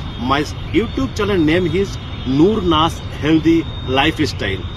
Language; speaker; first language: English; non-native, local second language; Bangla